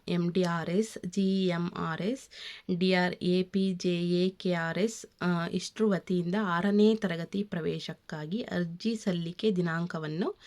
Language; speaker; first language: Kannada; native; Kannada